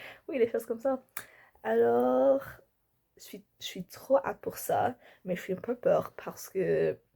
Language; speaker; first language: French; non-native, learner; English